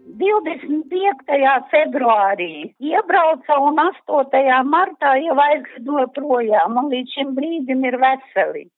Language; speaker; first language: Latvian; non-native, local second language; Russian